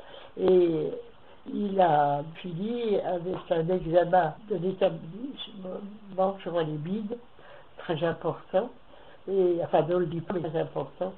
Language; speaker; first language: French; native; French